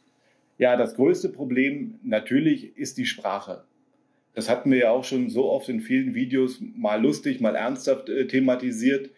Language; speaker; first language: German; native; German